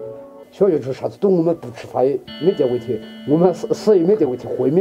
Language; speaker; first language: Chinese; native; Chinese